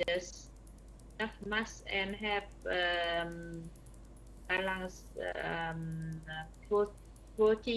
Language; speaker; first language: English; non-native, learner; Vietnamese